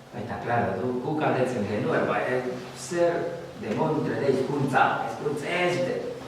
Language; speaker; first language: Basque; non-native, fluent; Spanish